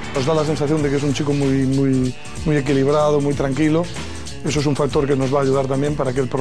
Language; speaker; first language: Spanish; native; Spanish